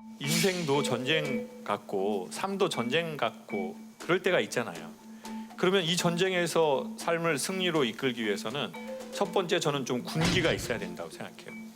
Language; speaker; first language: Korean; native; Korean